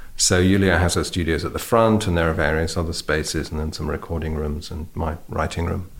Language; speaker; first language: English; native; English